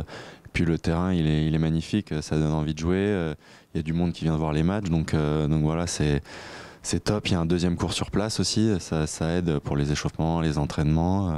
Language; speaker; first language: French; native; French